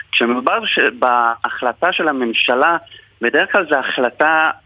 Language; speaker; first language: Hebrew; non-native, fluent; Polish